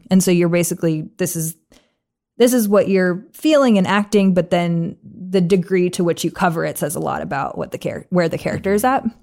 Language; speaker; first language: English; native; English